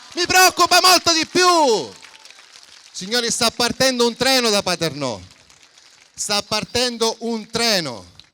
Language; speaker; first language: Italian; native; Italian